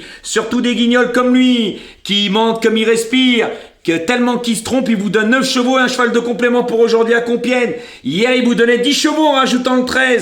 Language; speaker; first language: French; native; French